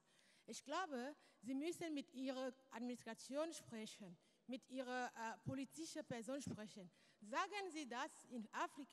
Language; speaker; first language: German; non-native, learner; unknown